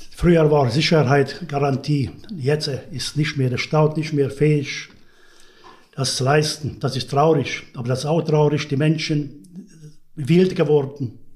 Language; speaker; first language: German; non-native, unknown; Hungarian